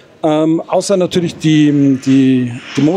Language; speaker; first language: German; native; German